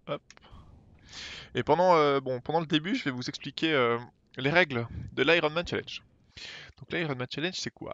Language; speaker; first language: French; native; French